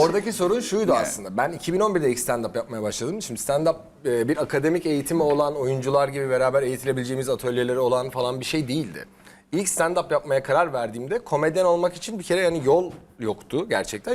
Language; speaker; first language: Turkish; native; Turkish